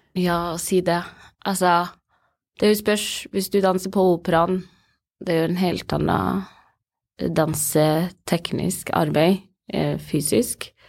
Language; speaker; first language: Norwegian; early bilingual, other home language; Somali